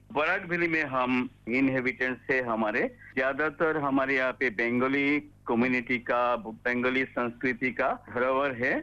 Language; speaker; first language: Hindi; non-native, local second language; Bangla